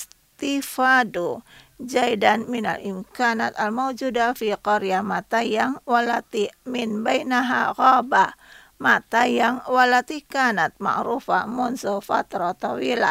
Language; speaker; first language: Arabic; non-native, fluent; Indonesian